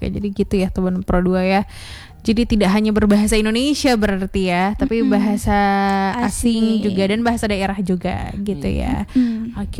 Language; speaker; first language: Indonesian; non-native, local second language; Minangkabau